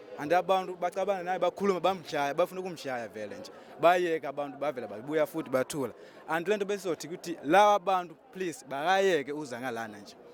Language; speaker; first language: Zulu; non-native, fluent; Nyanja